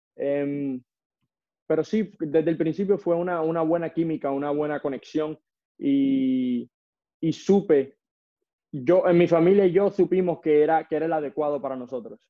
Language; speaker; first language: Spanish; native; Spanish